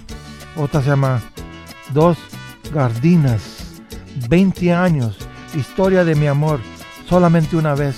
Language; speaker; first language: Spanish; early bilingual, heritage; Spanish